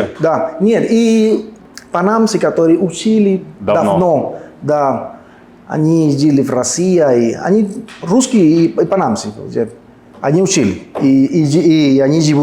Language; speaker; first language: Russian; non-native, learner; Spanish